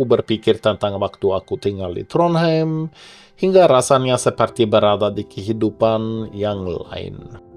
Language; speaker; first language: Indonesian; non-native, fluent; Norwegian